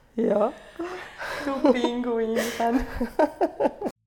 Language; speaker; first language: German; non-native, fluent; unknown